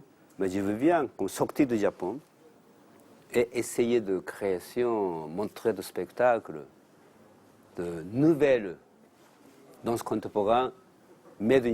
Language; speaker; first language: French; non-native, learner; Japanese